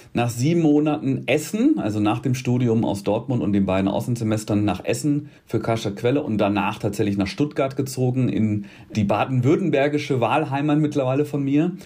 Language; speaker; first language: German; native; German